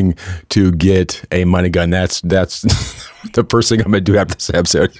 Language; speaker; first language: English; native; English